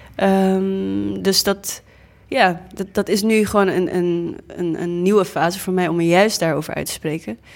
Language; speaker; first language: Dutch; early bilingual, other home language; English